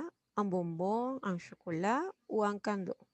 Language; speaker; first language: French; non-native, fluent; Spanish